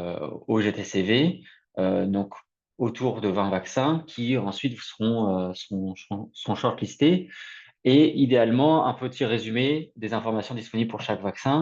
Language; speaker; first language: French; native; French